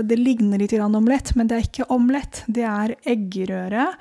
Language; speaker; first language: Norwegian; non-native, fluent; Romanian